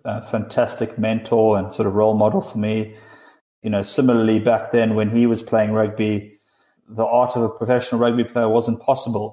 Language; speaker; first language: English; native; English